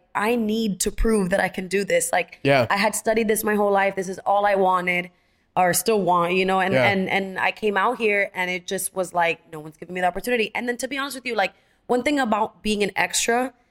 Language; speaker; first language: English; early bilingual, other home language; Spanish